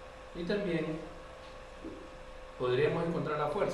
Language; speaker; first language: Spanish; native; Spanish